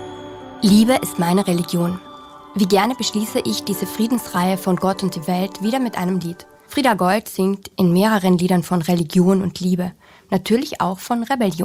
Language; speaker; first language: German; native; German